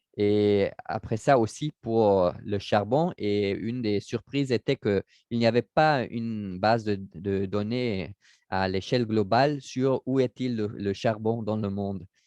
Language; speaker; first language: French; non-native, learner; German